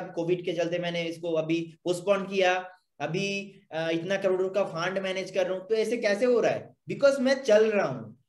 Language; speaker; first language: Hindi; non-native, local second language; Bangla